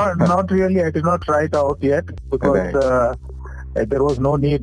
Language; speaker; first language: English; non-native, local second language; Telugu